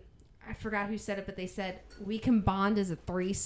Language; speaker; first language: English; native; English